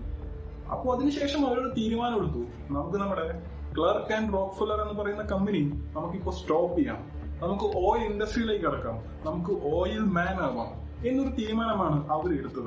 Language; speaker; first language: Malayalam; native; Malayalam